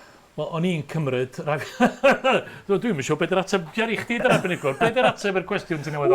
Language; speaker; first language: Welsh; native; Welsh